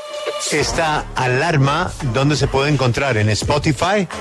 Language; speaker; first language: Spanish; native; Spanish